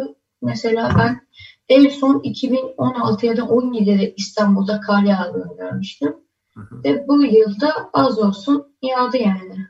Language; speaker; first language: Turkish; early bilingual, other home language; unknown